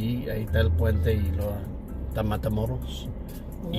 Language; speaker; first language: Spanish; early bilingual, heritage; English